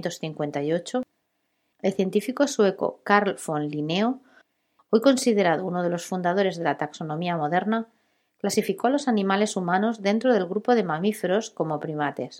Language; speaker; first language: Spanish; native; Spanish